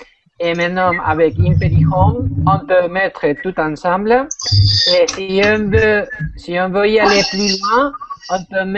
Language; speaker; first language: French; non-native, fluent; Spanish